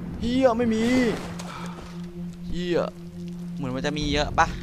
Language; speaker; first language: Thai; native; Thai